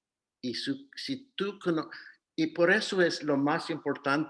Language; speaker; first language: Spanish; non-native, fluent; English